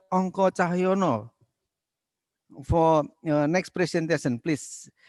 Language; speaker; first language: English; non-native, learner; Indonesian